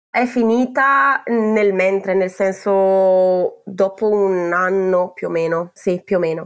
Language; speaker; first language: Italian; native; Italian